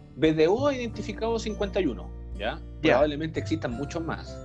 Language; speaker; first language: Spanish; native; Spanish